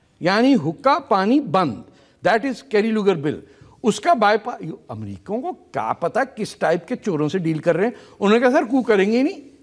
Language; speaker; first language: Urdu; native; Urdu